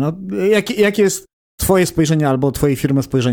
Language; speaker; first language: Polish; native; Polish